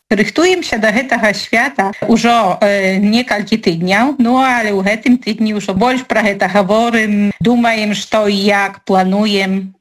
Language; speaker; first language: Belarusian; native; Belarusian